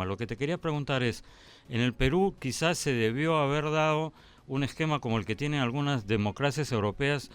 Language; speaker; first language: Spanish; native; Spanish